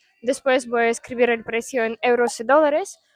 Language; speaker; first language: Spanish; non-native, fluent; Russian